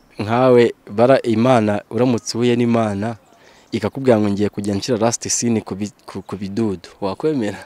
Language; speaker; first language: Kinyarwanda; native; Kinyarwanda